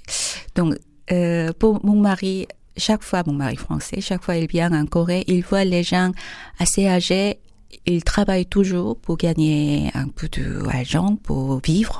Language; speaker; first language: French; non-native, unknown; Korean